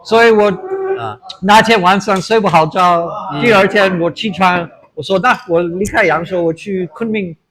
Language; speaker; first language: Chinese; non-native, fluent; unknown